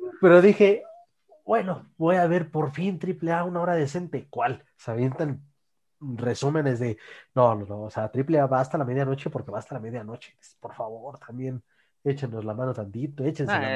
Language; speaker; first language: Spanish; native; Spanish